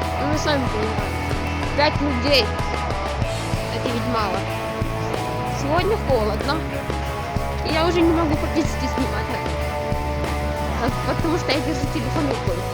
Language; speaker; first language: Russian; non-native, local second language; Ukrainian